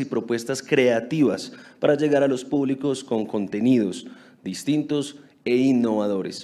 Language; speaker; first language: Spanish; native; Spanish